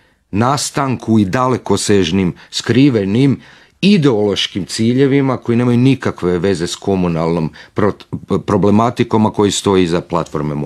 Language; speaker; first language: Croatian; native; Croatian